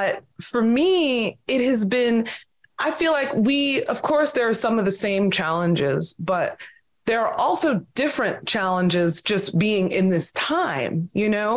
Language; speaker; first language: English; native; English